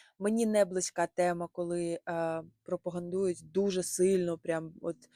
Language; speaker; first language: Ukrainian; non-native, local second language; Russian